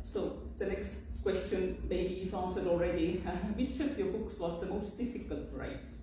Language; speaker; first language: English; non-native, fluent; Estonian